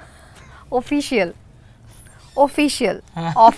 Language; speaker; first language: Telugu; non-native, learner; Bangla